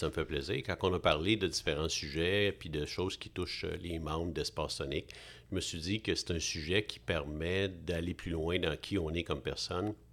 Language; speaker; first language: French; native; French